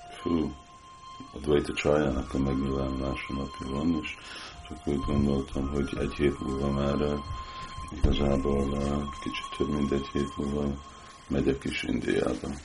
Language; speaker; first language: Hungarian; early bilingual, heritage; Hungarian